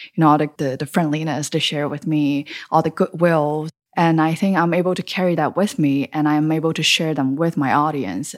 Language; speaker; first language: English; early bilingual, other home language; Chinese